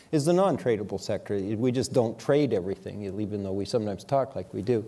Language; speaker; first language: English; native; English